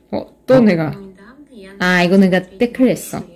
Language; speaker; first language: Korean; non-native, fluent; Russian